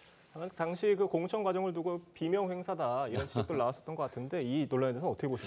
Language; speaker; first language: Korean; native; Korean